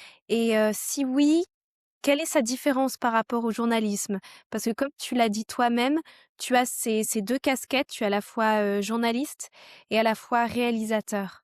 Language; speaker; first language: French; native; French